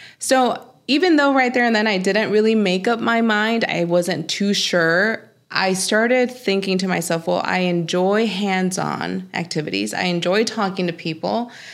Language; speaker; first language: English; early bilingual, other home language; Spanish